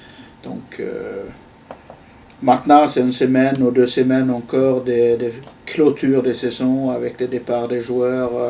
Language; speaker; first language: French; non-native, fluent; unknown